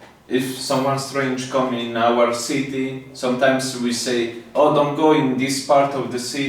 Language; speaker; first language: English; non-native, fluent; Italian